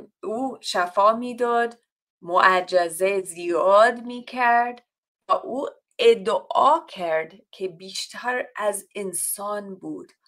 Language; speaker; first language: Persian; non-native, fluent; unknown